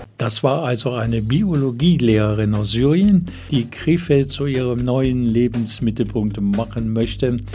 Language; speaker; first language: German; native; German